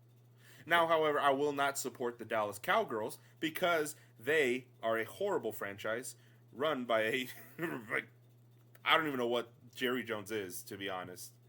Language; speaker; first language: English; native; English